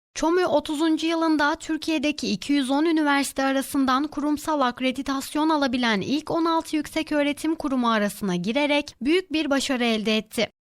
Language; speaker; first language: Turkish; native; Turkish